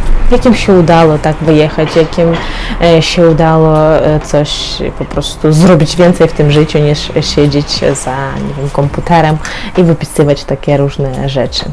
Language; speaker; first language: Polish; non-native, fluent; Ukrainian